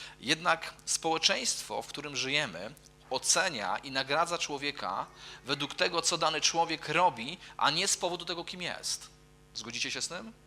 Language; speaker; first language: Polish; native; Polish